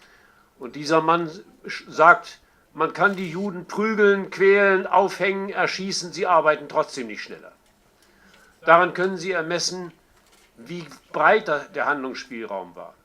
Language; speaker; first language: German; native; German